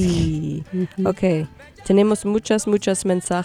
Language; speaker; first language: Spanish; early bilingual, heritage; Spanish